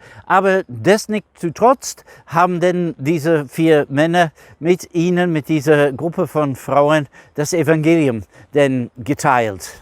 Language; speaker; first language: German; non-native, fluent; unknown